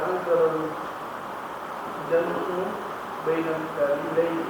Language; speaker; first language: Arabic; non-native, learner; Indonesian